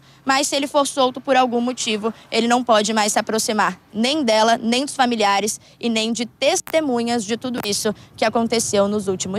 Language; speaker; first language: Portuguese; native; Portuguese